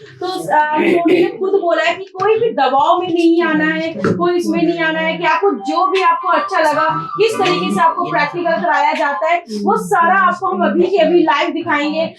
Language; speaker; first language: Hindi; native; Hindi